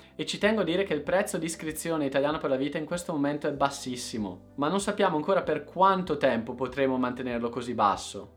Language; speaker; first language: Italian; native; Italian